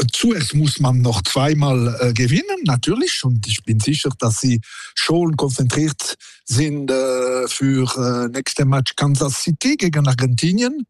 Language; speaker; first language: German; non-native, local second language; French